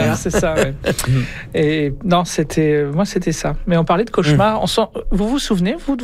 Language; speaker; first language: French; native; French